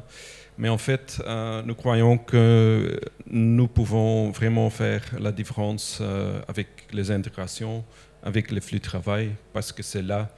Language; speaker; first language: French; non-native, local second language; Dutch